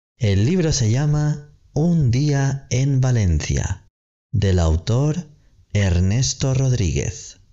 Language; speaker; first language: Spanish; native; Spanish